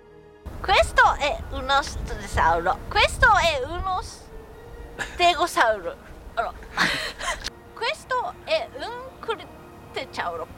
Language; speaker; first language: Italian; non-native, learner; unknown